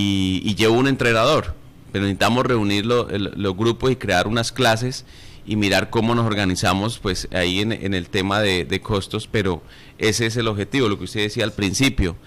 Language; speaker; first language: Spanish; native; Spanish